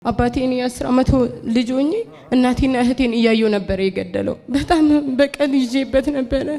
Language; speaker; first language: Amharic; non-native, local second language; Oromo